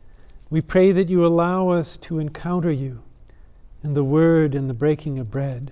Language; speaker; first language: English; native; English